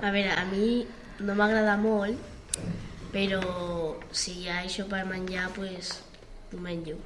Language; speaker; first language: Catalan; non-native, local second language; Spanish